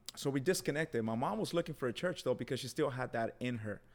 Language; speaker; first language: English; early bilingual, other home language; Spanish